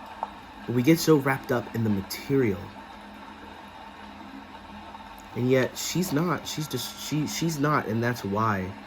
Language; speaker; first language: English; native; English